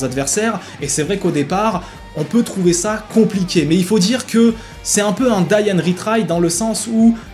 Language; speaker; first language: French; native; French